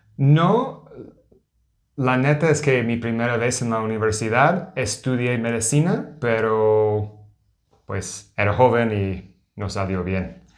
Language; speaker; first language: Spanish; non-native, learner; English